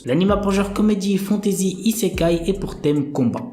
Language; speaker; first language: French; native; French